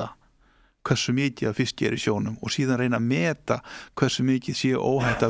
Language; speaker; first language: Icelandic; native; Icelandic